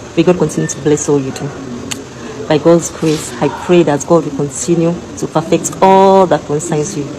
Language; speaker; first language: English; non-native, local second language; Yoruba